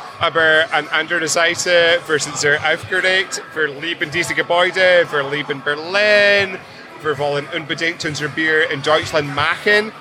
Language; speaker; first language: German; non-native, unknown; English